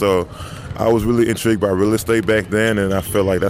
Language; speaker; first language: English; non-native, fluent; French